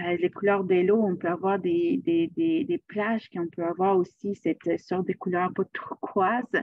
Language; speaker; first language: French; non-native, fluent; Spanish